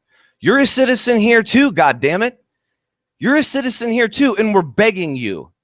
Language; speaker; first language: English; native; English